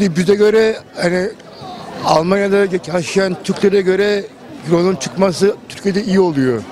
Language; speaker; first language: Turkish; early bilingual, other home language; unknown